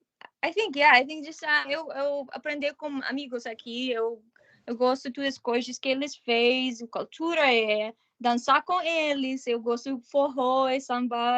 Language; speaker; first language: Portuguese; non-native, learner; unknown